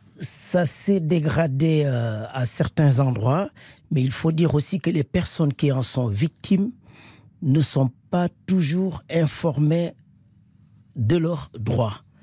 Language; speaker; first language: French; non-native, local second language; Wolof